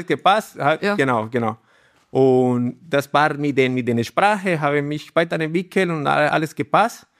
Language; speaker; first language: German; non-native, learner; Spanish